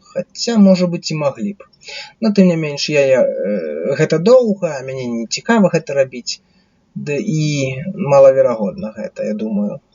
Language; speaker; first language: Belarusian; non-native, local second language; Russian